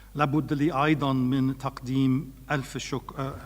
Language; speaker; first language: Arabic; non-native, learner; English